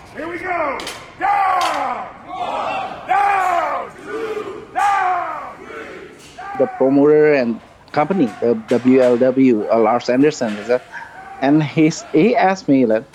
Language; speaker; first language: English; non-native, fluent; Indonesian